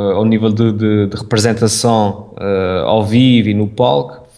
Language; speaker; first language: Portuguese; native; Portuguese